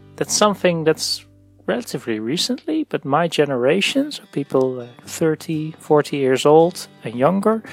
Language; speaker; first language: English; non-native, fluent; Dutch